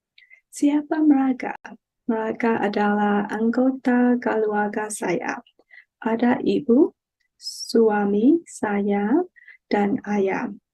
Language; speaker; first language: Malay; non-native, learner; Burmese